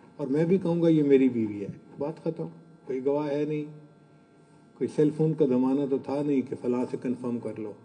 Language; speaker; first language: Urdu; non-native, local second language; Punjabi